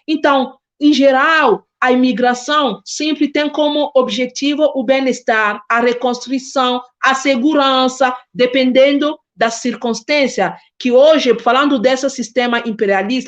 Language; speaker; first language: Portuguese; non-native, fluent; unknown